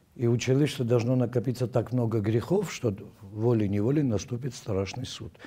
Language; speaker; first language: Russian; non-native, local second language; Armenian